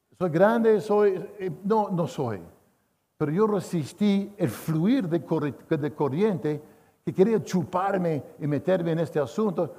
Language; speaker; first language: Spanish; non-native, fluent; English